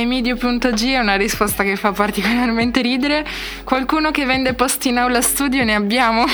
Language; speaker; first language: Italian; native; Italian